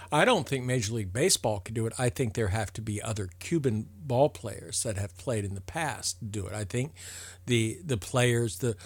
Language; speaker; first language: English; native; English